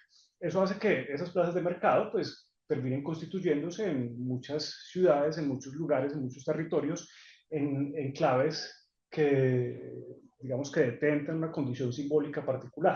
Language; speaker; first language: Spanish; native; Spanish